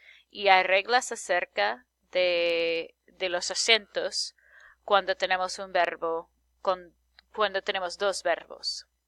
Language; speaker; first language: Spanish; non-native, fluent; English